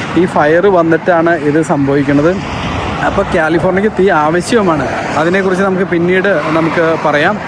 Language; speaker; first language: Malayalam; native; Malayalam